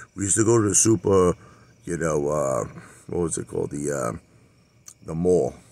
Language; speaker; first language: English; native; English